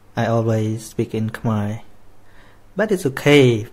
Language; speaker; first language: English; non-native, fluent; Khmer